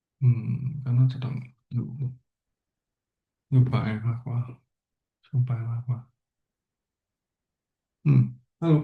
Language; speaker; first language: Thai; non-native, learner; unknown